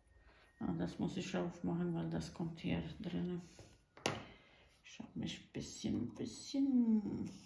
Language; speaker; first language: German; non-native, fluent; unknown